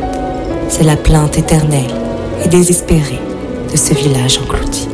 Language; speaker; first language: French; native; French